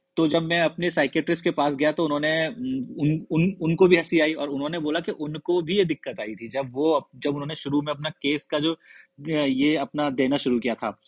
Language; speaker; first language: Hindi; native; Hindi